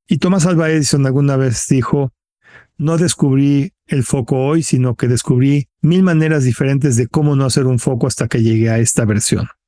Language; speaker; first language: Spanish; native; Spanish